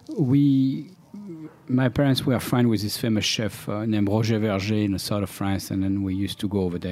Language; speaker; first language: English; non-native, fluent; French